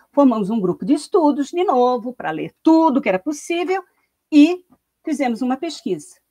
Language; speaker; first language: Portuguese; native; Portuguese